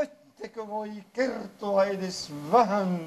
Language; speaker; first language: Finnish; non-native, learner; Arabic